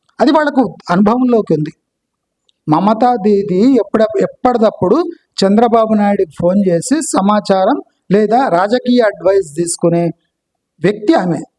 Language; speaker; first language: Telugu; non-native, local second language; Kannada